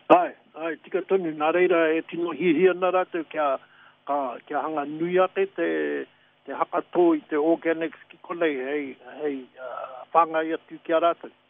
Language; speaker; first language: Māori; native; Māori